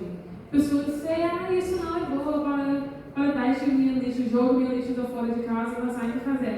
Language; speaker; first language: Portuguese; non-native, learner; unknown